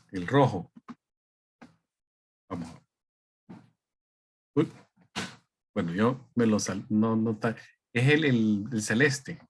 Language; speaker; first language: Spanish; native; Spanish